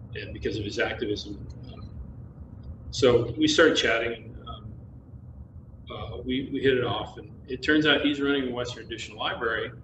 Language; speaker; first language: English; native; English